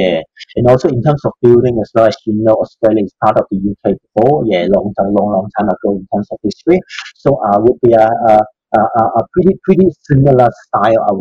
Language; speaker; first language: English; non-native, local second language; Cantonese